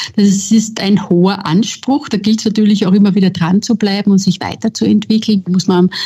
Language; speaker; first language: German; native; German